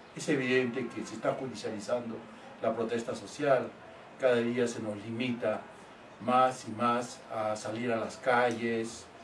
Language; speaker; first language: Spanish; native; Spanish